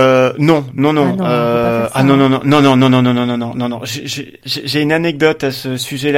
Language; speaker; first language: French; native; French